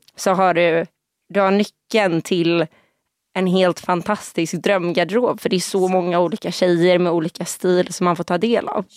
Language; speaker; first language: Swedish; early bilingual, other home language; Portuguese